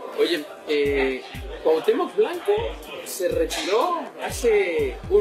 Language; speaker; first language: Spanish; native; Spanish